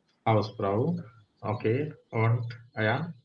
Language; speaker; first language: German; non-native, fluent; Hindi